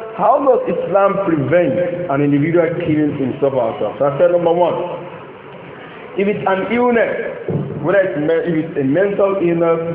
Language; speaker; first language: English; non-native, local second language; Yoruba